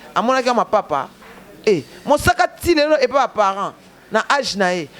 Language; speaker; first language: Lingala; native; Lingala